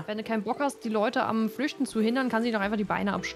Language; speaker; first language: German; native; German